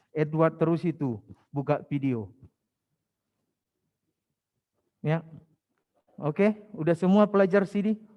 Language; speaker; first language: Indonesian; native; Indonesian